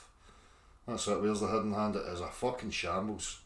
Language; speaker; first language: English; native; English